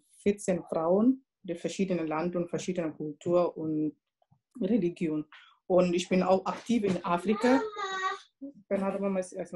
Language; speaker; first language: German; non-native, learner; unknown